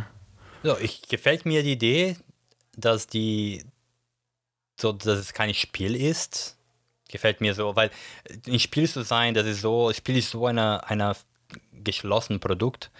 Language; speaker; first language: German; non-native, fluent; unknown